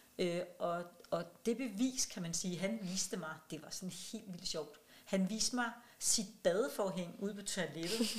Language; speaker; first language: Danish; non-native, local second language; Kalaallisut